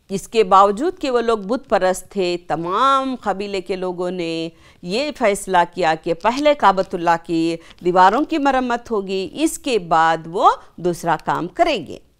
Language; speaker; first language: Urdu; native; Urdu